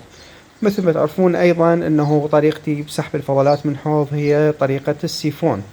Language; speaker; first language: Arabic; native; Arabic